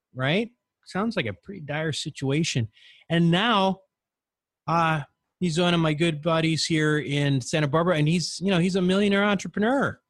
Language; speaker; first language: English; native; English